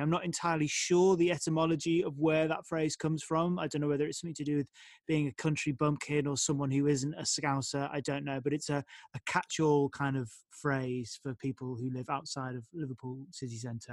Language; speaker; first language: English; native; English